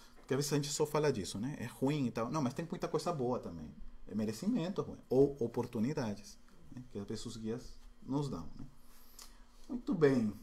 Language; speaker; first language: Portuguese; non-native, fluent; Spanish